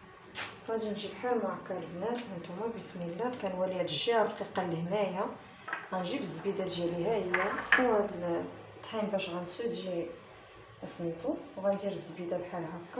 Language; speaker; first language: Arabic; native; Arabic